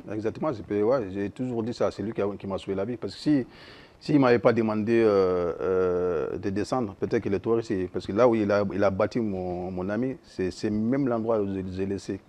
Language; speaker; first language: French; non-native, local second language; Soninke